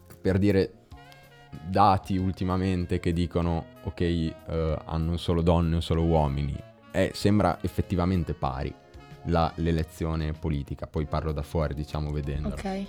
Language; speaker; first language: Italian; native; Italian